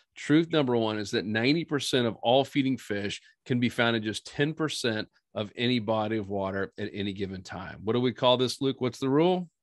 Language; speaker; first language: English; native; English